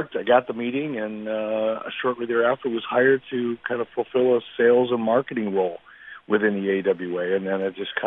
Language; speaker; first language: English; native; English